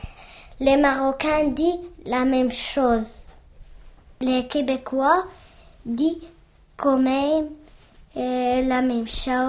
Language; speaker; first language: French; early bilingual, other home language; Arabic